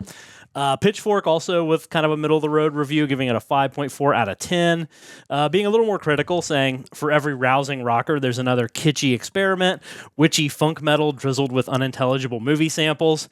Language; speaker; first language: English; native; English